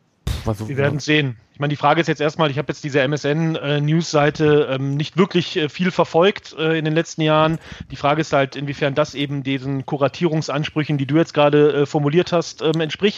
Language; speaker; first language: German; native; German